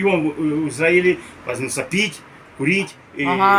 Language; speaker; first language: Russian; non-native, learner; Romanian